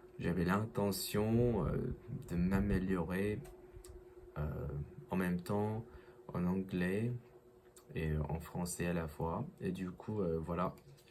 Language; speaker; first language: French; non-native, learner; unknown